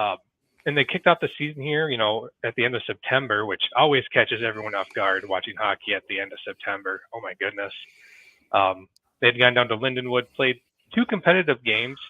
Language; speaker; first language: English; native; English